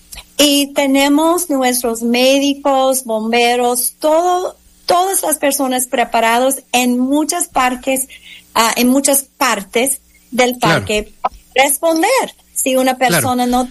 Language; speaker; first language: Spanish; non-native, fluent; English